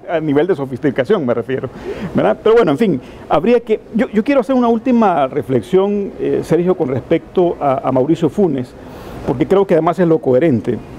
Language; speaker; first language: Spanish; native; Spanish